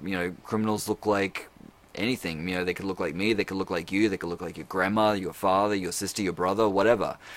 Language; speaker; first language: English; native; English